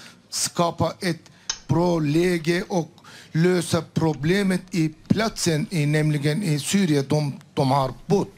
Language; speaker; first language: Swedish; non-native, learner; Turkish